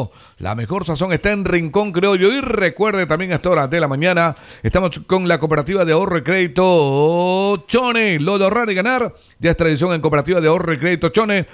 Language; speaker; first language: Spanish; native; Spanish